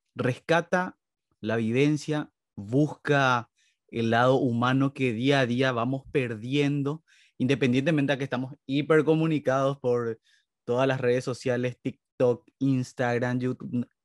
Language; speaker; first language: Spanish; native; Spanish